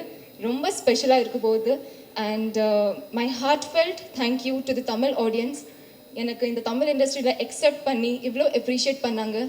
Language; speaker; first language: Tamil; non-native, local second language; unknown